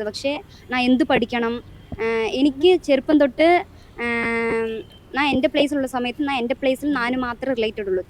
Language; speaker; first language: Malayalam; non-native, local second language; Tamil